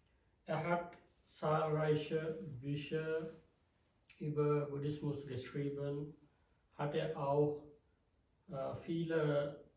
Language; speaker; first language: German; non-native, fluent; Sinhala